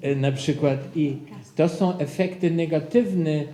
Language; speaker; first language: Polish; non-native, fluent; German